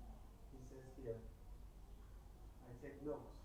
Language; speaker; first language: English; non-native, fluent; Thai